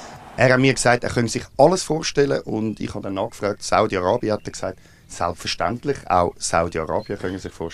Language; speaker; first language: German; native; German